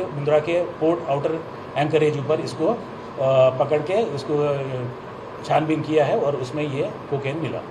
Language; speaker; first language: Hindi; non-native, local second language; Gujarati